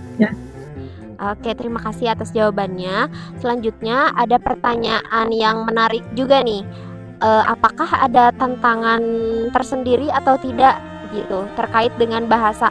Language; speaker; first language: Indonesian; native; Indonesian